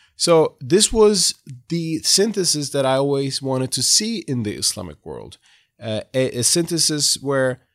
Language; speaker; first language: English; non-native, fluent; Turkish